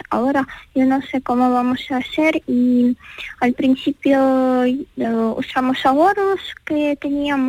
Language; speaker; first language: Spanish; non-native, learner; Ukrainian